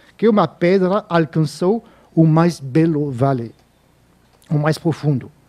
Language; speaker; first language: Portuguese; non-native, fluent; French